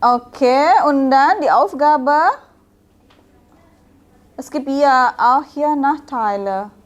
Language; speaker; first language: German; non-native, learner; Indonesian